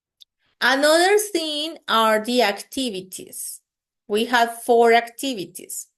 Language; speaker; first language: English; non-native, fluent; Spanish